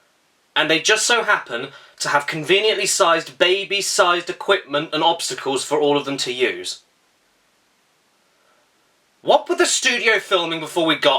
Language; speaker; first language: English; native; English